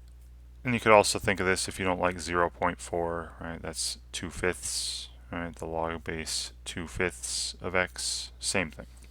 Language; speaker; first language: English; native; English